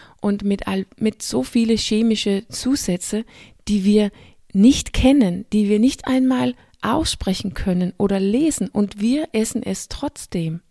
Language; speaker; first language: German; non-native, fluent; Danish